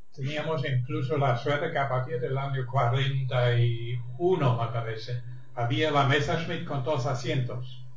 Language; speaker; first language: Spanish; non-native, fluent; German